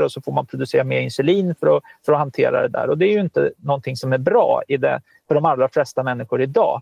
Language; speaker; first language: Swedish; native; Swedish